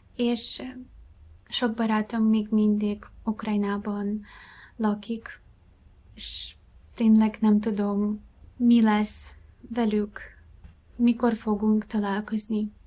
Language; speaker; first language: Hungarian; non-native, fluent; Ukrainian